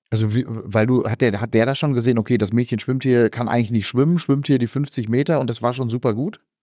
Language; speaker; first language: German; native; German